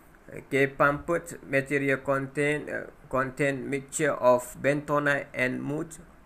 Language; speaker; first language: English; non-native, local second language; Malay